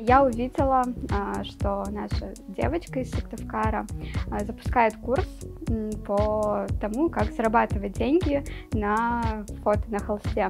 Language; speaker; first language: Russian; native; Russian